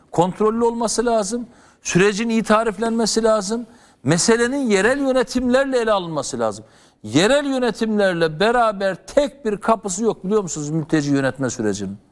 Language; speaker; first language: Turkish; native; Turkish